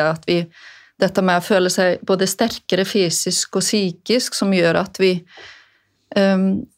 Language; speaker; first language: Norwegian; non-native, fluent; Icelandic